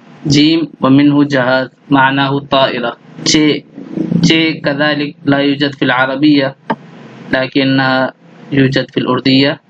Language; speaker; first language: Arabic; non-native, fluent; Urdu